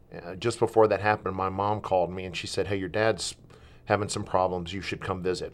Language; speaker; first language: English; native; English